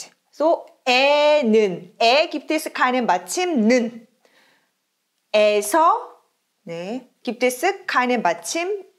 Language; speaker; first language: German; non-native, fluent; Korean